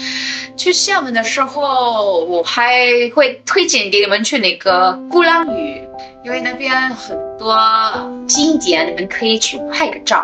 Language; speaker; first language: Chinese; non-native, fluent; Indonesian